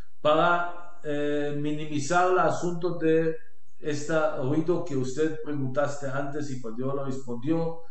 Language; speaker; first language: Spanish; non-native, learner; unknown